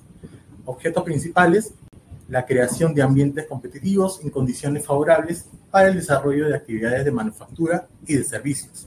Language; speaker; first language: Spanish; native; Spanish